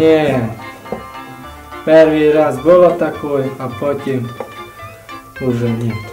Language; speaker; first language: Russian; non-native, local second language; Hungarian